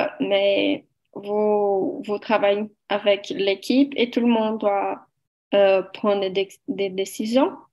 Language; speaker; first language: French; non-native, learner; Portuguese